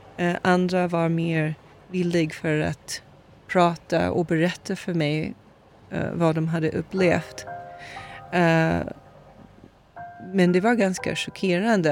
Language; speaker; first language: Swedish; non-native, fluent; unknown